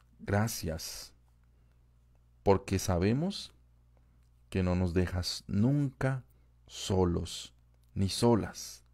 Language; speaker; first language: Spanish; native; Spanish